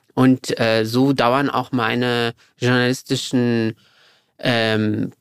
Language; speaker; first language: German; early bilingual, other home language; Arabic